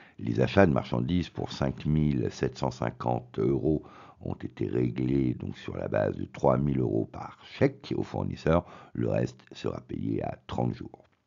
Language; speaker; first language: French; native; French